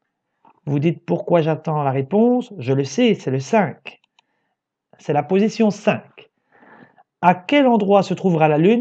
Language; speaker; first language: French; native; French